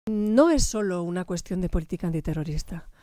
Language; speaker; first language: Spanish; native; Spanish